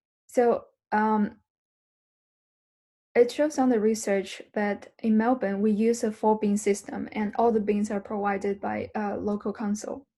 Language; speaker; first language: English; non-native, learner; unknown